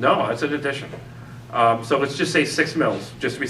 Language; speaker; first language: English; native; English